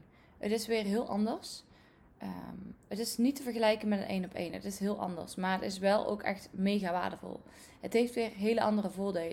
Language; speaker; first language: Dutch; native; Dutch